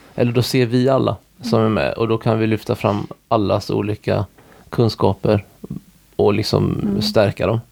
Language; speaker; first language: Swedish; native; Swedish